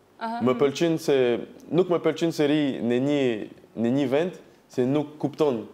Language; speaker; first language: Albanian; non-native, learner; French